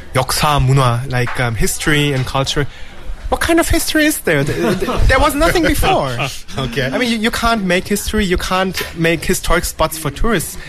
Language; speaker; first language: English; non-native, fluent; German